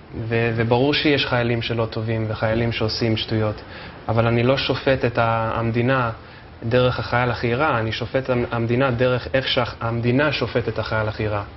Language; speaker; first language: Hebrew; non-native, fluent; English